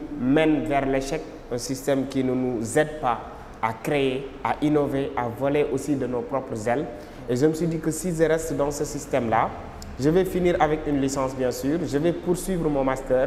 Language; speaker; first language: French; non-native, local second language; Wolof